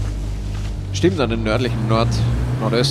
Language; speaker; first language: German; native; German